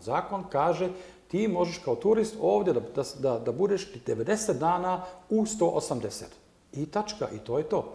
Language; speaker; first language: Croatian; non-native, learner; German